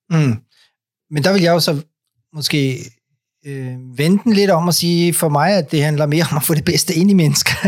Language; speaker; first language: Danish; native; Danish